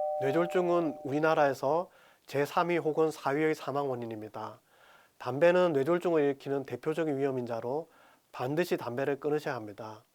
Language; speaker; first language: Korean; native; Korean